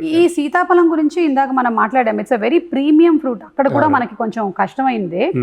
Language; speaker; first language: Telugu; non-native, local second language; Malayalam